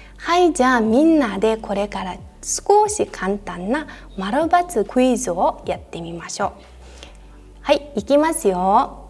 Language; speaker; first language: Japanese; non-native, fluent; Mongolian